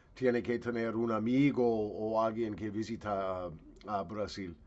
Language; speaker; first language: Spanish; non-native, learner; English